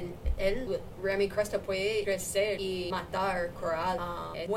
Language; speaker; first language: Spanish; non-native, learner; English